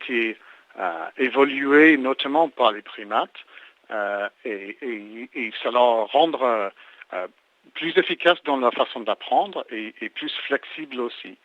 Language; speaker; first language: French; native; French